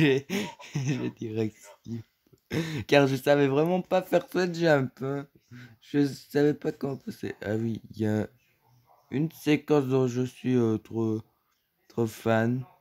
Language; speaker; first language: French; native; French